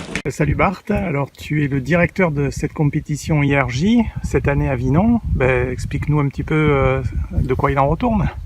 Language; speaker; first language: French; native; French